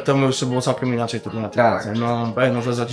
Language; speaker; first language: Polish; native; Polish